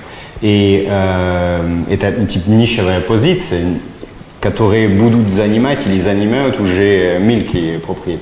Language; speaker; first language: Russian; non-native, fluent; French